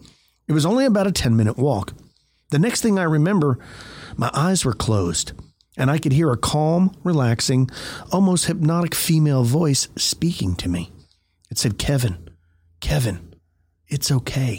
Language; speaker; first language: English; native; English